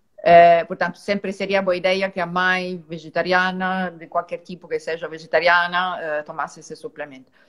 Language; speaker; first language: Portuguese; non-native, fluent; Italian